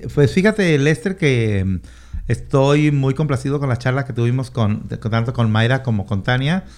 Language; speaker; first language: Spanish; native; Spanish